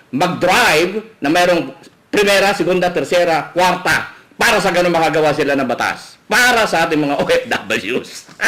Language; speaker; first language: Filipino; native; Filipino